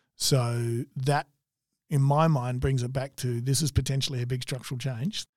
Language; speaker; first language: English; native; English